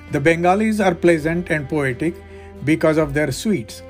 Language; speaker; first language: English; non-native, local second language; Marathi